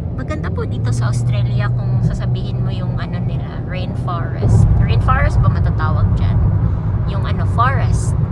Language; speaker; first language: Filipino; non-native, local second language; Cebuano